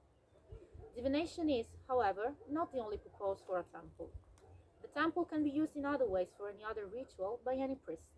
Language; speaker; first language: English; non-native, fluent; Italian